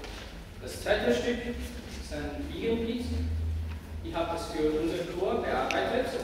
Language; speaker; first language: German; non-native, fluent; Chinese